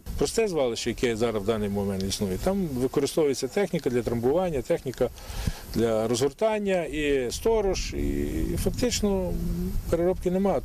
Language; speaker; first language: Ukrainian; native; Ukrainian